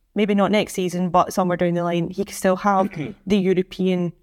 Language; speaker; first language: English; native; English